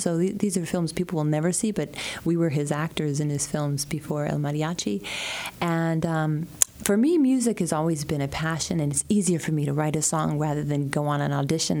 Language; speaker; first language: English; early bilingual, other home language; Spanish